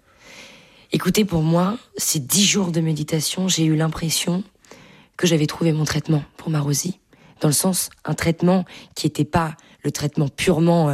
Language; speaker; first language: French; native; French